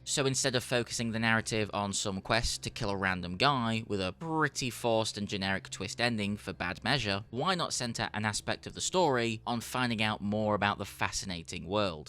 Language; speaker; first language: English; native; English